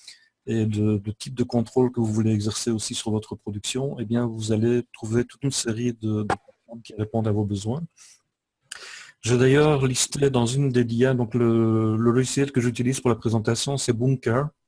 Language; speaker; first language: French; native; French